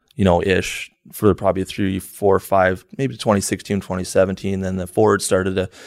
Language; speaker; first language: English; native; English